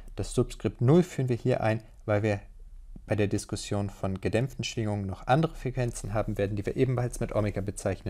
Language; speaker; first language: German; native; German